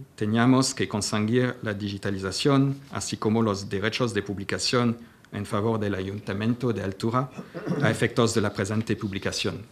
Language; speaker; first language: Spanish; non-native, fluent; French